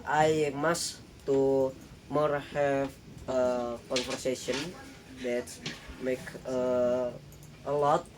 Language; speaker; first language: English; non-native, learner; Indonesian